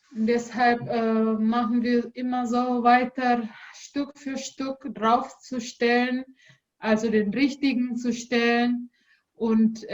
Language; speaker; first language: German; non-native, learner; Indonesian